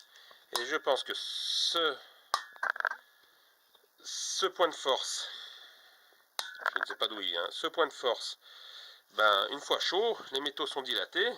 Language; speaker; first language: French; native; French